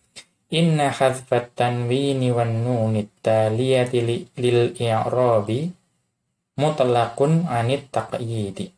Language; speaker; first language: Arabic; non-native, fluent; Indonesian